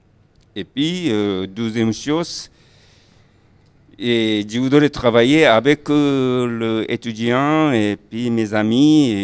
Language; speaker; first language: French; non-native, learner; Japanese